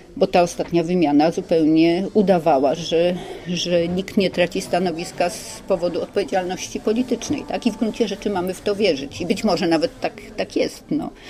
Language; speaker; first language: Polish; native; Polish